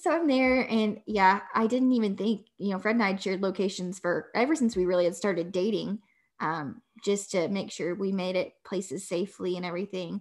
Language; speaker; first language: English; native; English